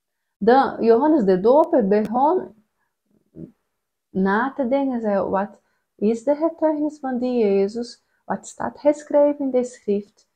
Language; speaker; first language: German; non-native, learner; Portuguese